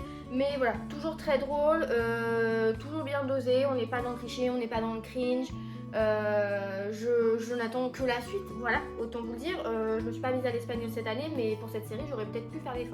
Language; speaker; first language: French; native; French